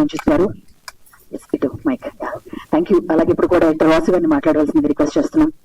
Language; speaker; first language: Telugu; native; Telugu